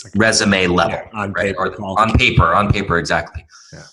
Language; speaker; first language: English; native; English